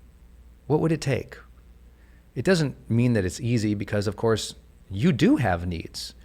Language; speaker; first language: English; native; English